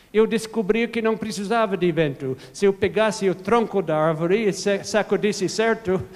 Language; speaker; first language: Portuguese; non-native, fluent; English